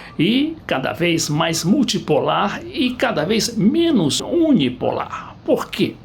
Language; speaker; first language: Portuguese; native; Portuguese